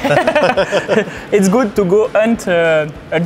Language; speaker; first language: English; non-native, learner; French